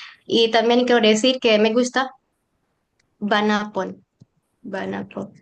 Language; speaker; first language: Spanish; non-native, learner; Indonesian